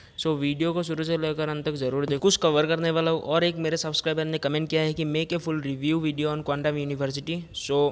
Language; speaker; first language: Hindi; non-native, local second language; Assamese